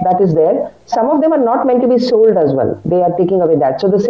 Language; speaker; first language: English; non-native, local second language; Kannada